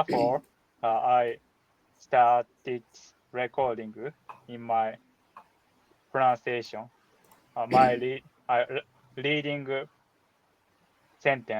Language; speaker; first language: English; non-native, learner; Japanese